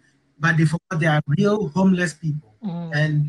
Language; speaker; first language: English; non-native, local second language; Ga